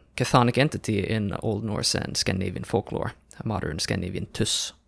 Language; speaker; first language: English; non-native, fluent; Norwegian